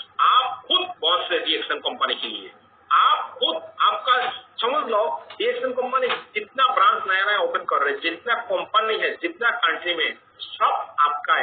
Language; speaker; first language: Hindi; non-native, fluent; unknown